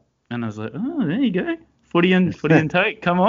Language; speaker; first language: English; native; English